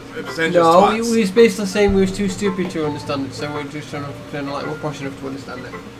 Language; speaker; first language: English; native; English